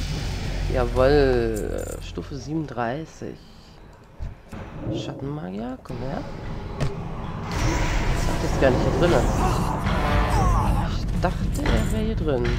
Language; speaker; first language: German; native; German